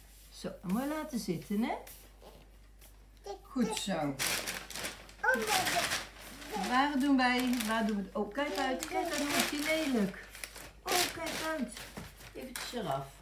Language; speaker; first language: Dutch; native; Dutch